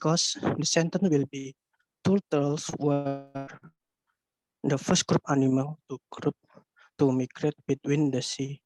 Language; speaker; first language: English; non-native, learner; Indonesian